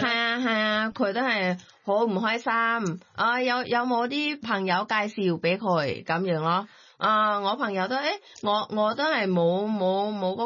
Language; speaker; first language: Cantonese; non-native, learner; Thai